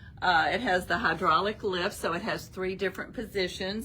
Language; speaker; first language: English; native; English